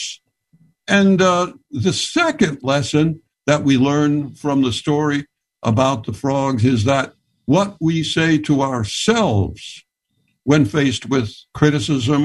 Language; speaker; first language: English; native; English